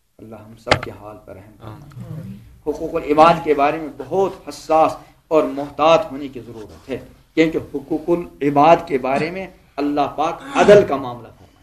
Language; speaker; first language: Urdu; non-native, local second language; Kashmiri